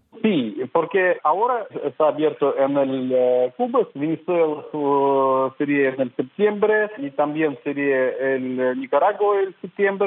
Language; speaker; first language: Spanish; non-native, fluent; Russian